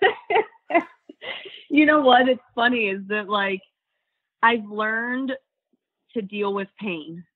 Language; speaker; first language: English; native; English